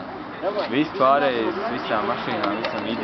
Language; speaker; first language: Latvian; non-native, local second language; Russian